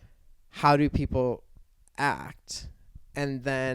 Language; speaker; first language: English; native; English